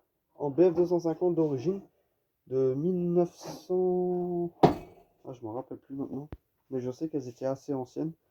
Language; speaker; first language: French; native; French